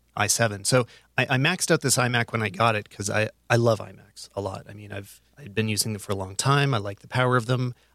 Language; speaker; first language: English; native; English